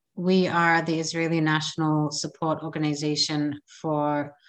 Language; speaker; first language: English; native; English